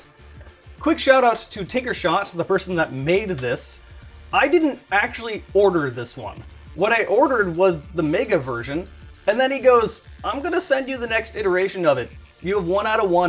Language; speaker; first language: English; native; English